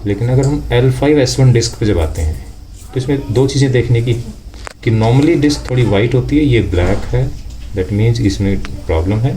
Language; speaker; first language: Hindi; native; Hindi